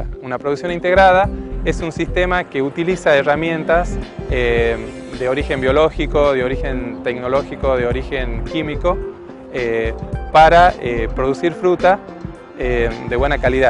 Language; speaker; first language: Spanish; native; Spanish